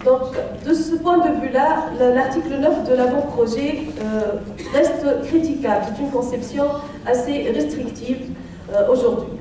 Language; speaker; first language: French; non-native, local second language; Arabic